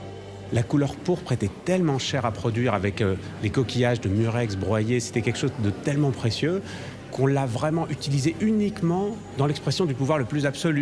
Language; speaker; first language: French; native; French